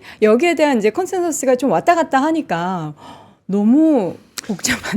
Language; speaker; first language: Korean; native; Korean